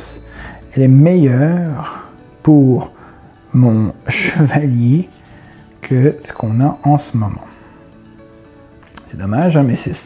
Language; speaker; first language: French; native; French